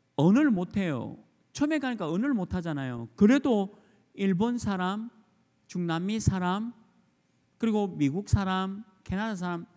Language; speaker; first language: Korean; native; Korean